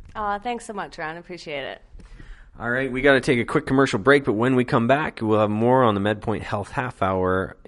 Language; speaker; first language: English; native; English